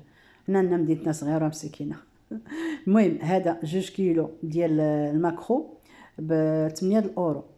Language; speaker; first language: Arabic; native; Arabic